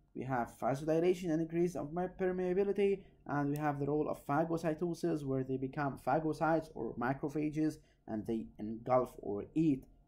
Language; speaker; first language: English; non-native, local second language; Arabic